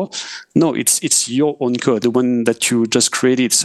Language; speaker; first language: English; non-native, fluent; French